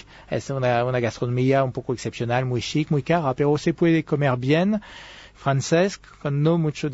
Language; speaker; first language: Spanish; non-native, fluent; French